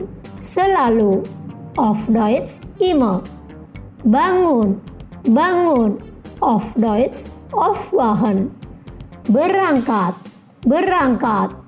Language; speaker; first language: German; non-native, fluent; Indonesian